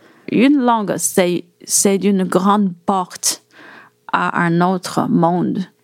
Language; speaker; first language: French; non-native, fluent; Chinese